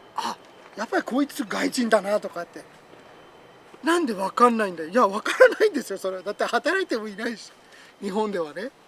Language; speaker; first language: Japanese; non-native, fluent; Persian